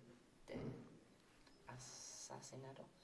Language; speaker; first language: Spanish; non-native, learner; English